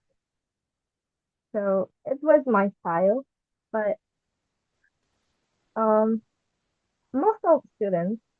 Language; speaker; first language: English; non-native, learner; Japanese